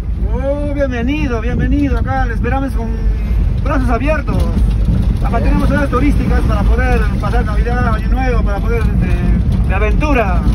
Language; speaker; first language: Spanish; native; Spanish